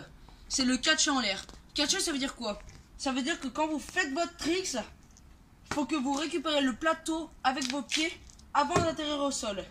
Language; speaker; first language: French; native; French